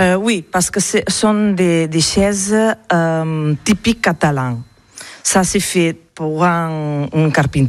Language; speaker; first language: French; non-native, learner; Catalan